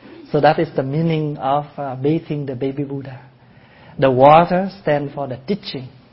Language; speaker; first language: English; non-native, fluent; Vietnamese